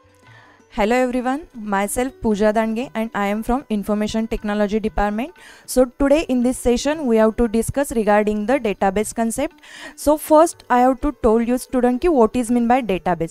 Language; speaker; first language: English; non-native, local second language; Marathi